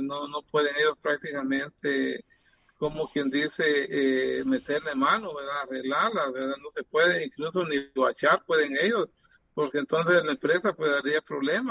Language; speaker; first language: Spanish; native; Spanish